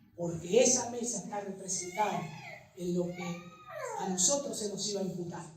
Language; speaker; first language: Spanish; native; Spanish